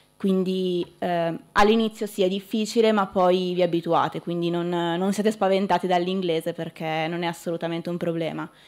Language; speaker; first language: Italian; native; Italian